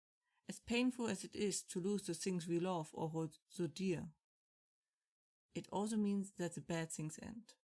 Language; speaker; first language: English; non-native, fluent; German